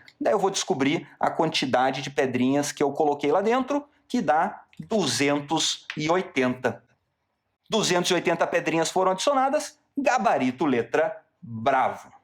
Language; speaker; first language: Portuguese; native; Portuguese